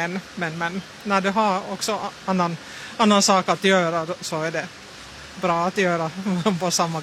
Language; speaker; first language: Swedish; non-native, fluent; Finnish